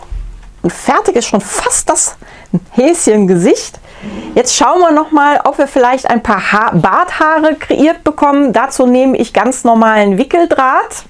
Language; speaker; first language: German; native; German